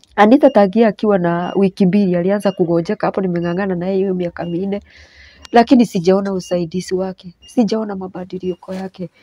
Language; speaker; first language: Swahili; non-native, local second language; Kikuyu